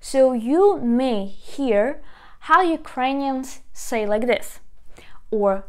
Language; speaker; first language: English; non-native, fluent; Ukrainian